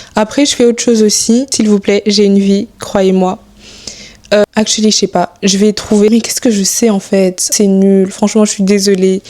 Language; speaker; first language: French; early bilingual, other home language; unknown